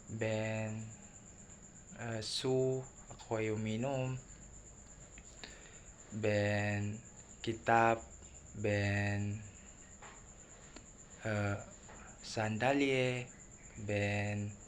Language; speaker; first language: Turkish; non-native, learner; Filipino